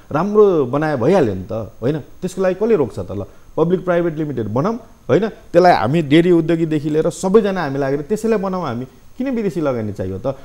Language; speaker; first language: Nepali; native; Nepali